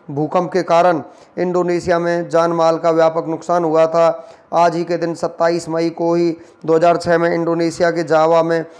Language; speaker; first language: Hindi; native; Hindi